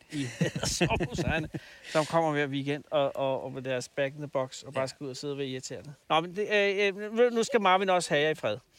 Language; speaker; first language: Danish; native; Danish